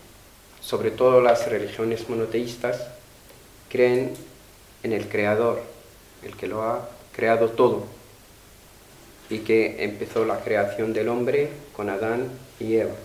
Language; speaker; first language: Spanish; non-native, fluent; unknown